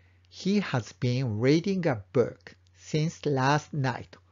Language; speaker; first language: English; non-native, fluent; Japanese